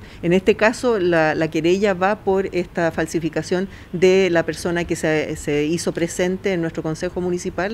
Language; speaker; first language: Spanish; native; Spanish